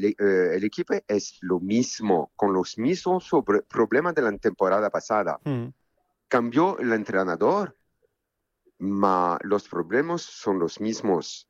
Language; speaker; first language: Spanish; non-native, fluent; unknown